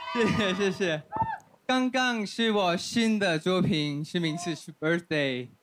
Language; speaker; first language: Chinese; non-native, learner; Thai